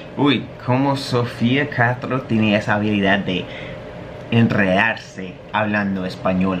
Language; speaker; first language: Spanish; non-native, fluent; English